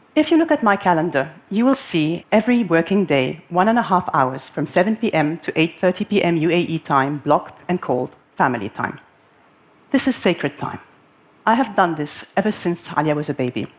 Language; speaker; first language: English; non-native, fluent; Arabic